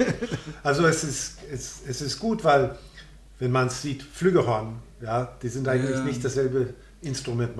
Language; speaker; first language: German; non-native, fluent; English